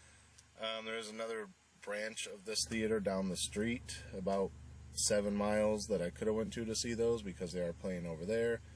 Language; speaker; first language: English; native; English